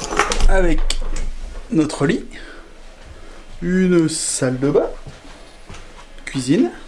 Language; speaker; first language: French; native; French